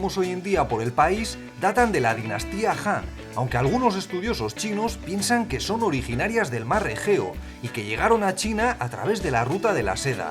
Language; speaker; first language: Spanish; native; Spanish